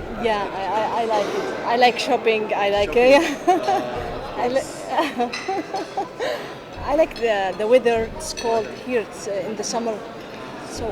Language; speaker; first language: English; non-native, learner; Arabic